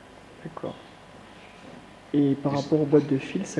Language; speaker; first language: French; native; French